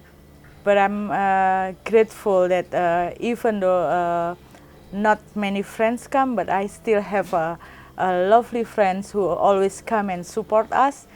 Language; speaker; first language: English; non-native, learner; Indonesian